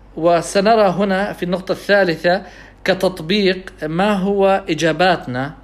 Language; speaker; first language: Arabic; non-native, fluent; English